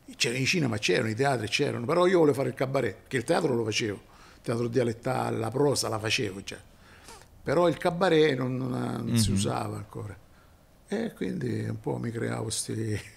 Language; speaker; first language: Italian; native; Italian